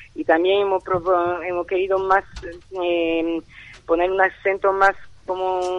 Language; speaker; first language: Spanish; non-native, fluent; French